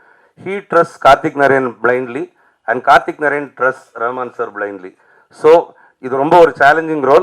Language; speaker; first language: Tamil; native; Tamil